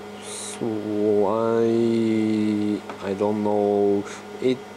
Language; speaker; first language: English; non-native, learner; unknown